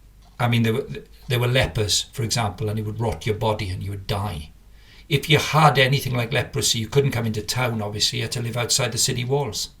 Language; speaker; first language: English; native; English